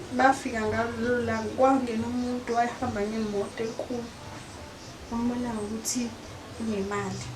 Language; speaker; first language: Zulu; non-native, local second language; Northern Sotho